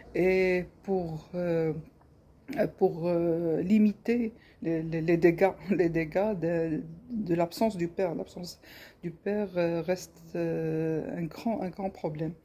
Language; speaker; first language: French; non-native, local second language; Arabic